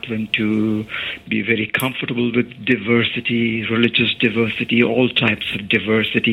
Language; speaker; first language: English; non-native, local second language; Malayalam